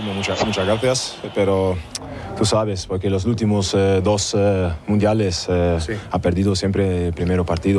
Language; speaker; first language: Spanish; non-native, learner; German